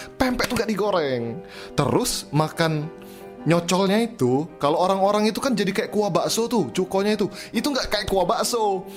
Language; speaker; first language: Indonesian; native; Indonesian